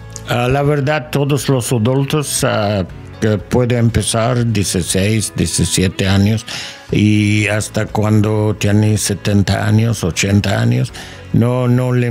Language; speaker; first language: Spanish; non-native, learner; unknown